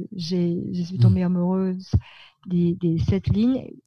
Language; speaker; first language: French; non-native, fluent; Filipino